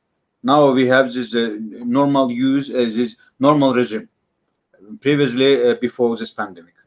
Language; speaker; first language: English; non-native, learner; Russian